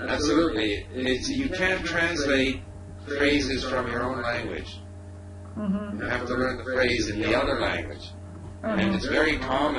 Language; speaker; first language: English; non-native, fluent; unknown